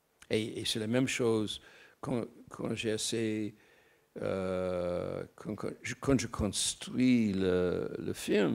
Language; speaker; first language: French; non-native, fluent; English